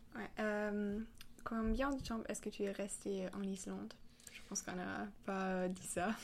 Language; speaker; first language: French; non-native, fluent; German